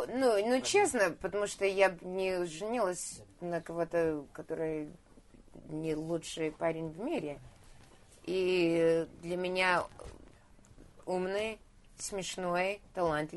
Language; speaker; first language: Russian; early bilingual, heritage; Russian